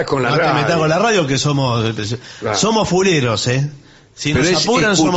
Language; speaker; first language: Spanish; native; Spanish